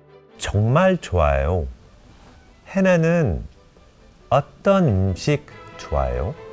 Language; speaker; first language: Korean; early bilingual, heritage; Korean